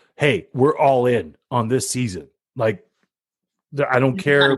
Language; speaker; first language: English; native; English